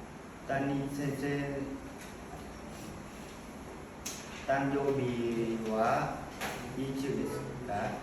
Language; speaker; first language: Japanese; non-native, learner; Vietnamese